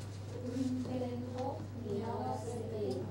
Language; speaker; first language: Japanese; non-native, learner; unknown